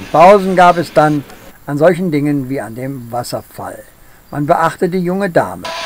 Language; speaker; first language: German; native; German